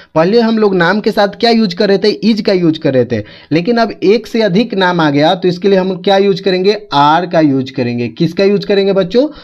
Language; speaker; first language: Hindi; native; Hindi